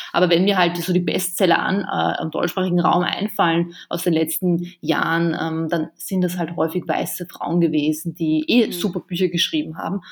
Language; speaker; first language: German; early bilingual, other home language; Bosnian